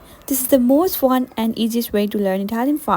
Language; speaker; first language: English; non-native, fluent; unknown